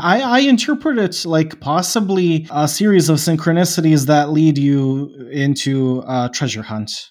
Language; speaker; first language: English; non-native, fluent; Bosnian